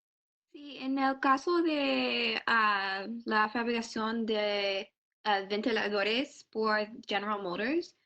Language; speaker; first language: Spanish; non-native, learner; English